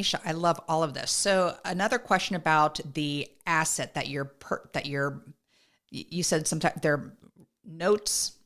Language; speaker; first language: English; native; English